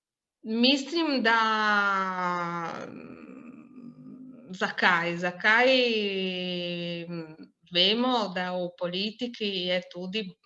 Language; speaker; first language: Slovenian; non-native, local second language; Italian